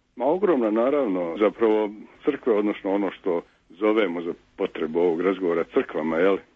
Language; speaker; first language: Serbian; native; Serbian